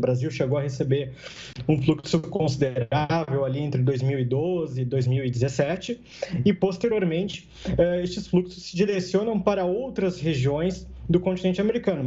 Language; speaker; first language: Portuguese; native; Portuguese